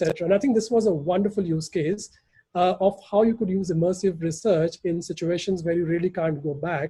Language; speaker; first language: English; non-native, local second language; Gujarati